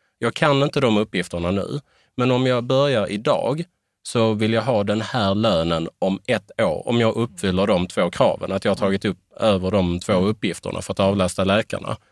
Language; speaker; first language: Swedish; native; Swedish